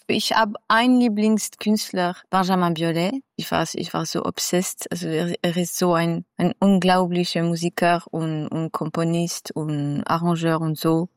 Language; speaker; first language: German; non-native, fluent; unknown